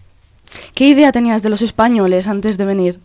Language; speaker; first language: Spanish; native; Spanish